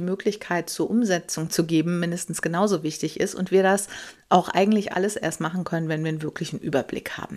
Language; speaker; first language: German; native; German